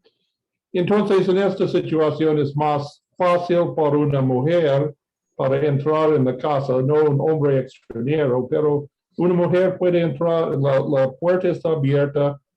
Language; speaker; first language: Spanish; non-native, fluent; English